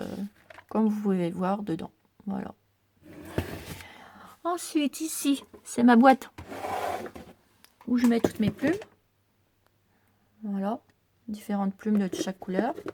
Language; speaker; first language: French; native; French